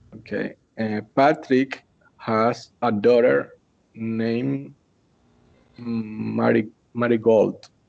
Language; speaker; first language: English; non-native, learner; Spanish